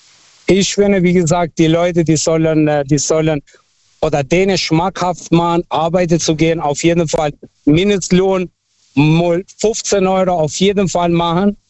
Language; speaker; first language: German; early bilingual, other home language; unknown